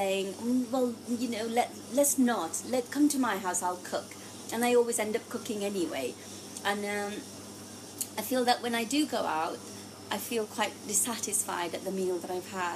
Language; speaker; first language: English; non-native, local second language; Gujarati